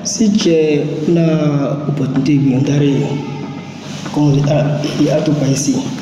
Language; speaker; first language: Italian; non-native, learner; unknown